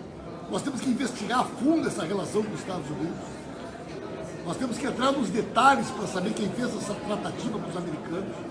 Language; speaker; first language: Portuguese; native; Portuguese